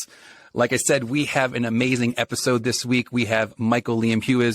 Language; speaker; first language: English; native; English